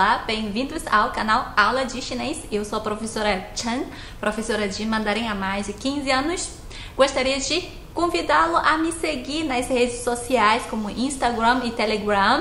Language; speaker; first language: Portuguese; non-native, fluent; Chinese